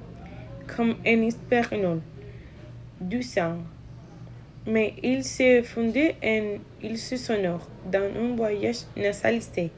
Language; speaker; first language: French; non-native, learner; Spanish